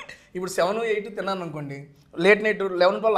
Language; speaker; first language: Telugu; native; Telugu